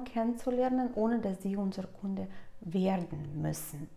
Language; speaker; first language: German; non-native, fluent; Russian